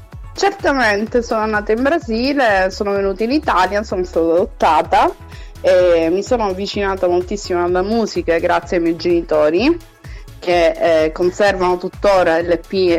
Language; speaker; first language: Italian; early bilingual, other home language; Portuguese